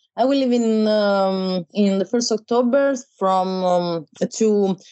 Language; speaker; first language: English; non-native, learner; Italian